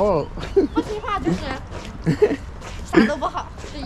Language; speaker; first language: Chinese; native; Chinese